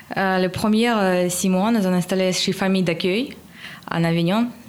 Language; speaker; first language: French; non-native, learner; Russian